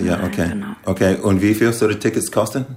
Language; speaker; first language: German; non-native, learner; English